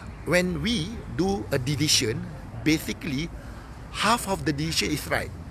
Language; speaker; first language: English; non-native, local second language; Malay